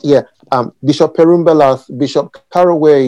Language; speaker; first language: English; non-native, local second language; Yoruba